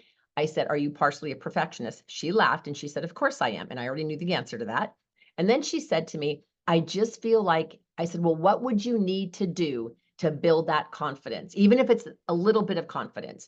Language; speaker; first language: English; native; English